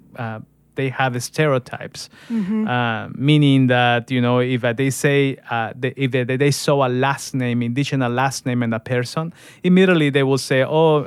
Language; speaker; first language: English; non-native, fluent; Spanish